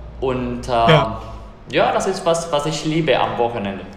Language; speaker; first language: German; non-native, fluent; Spanish